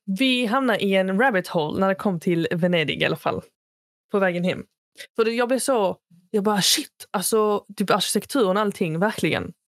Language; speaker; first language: Swedish; early bilingual, other home language; Arabic